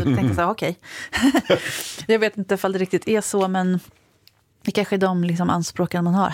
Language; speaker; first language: Swedish; native; Swedish